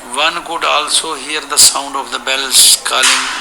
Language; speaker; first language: English; non-native, local second language; Urdu